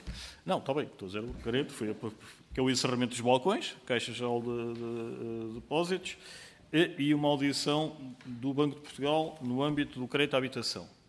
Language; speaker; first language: Portuguese; native; Portuguese